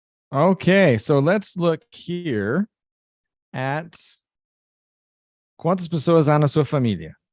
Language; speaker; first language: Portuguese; non-native, fluent; English